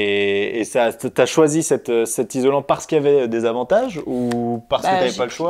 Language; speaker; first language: French; native; French